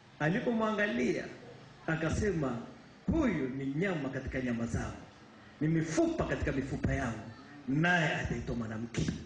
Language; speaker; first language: Swahili; native; Swahili